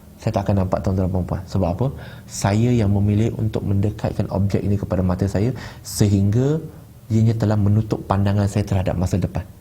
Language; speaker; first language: Malay; non-native, local second language; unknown